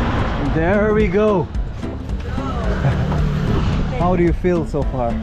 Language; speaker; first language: English; non-native, learner; Korean